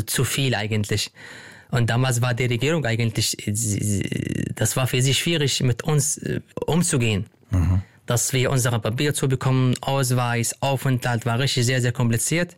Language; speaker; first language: German; non-native, learner; Arabic